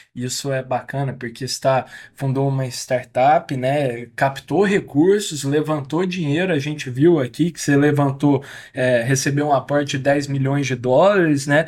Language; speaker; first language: Portuguese; native; Portuguese